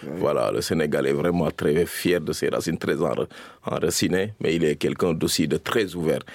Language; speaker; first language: French; non-native, local second language; Serer